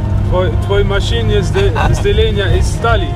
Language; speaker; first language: Russian; non-native, learner; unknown